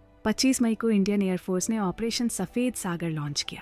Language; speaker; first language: Hindi; native; Hindi